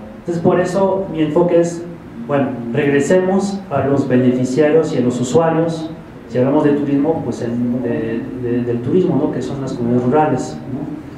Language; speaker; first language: Spanish; non-native, fluent; French